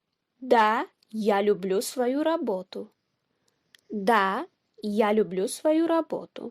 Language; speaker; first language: Russian; non-native, fluent; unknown